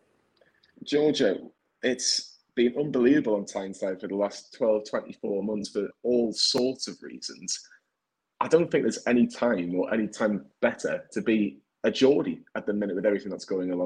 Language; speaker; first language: English; native; English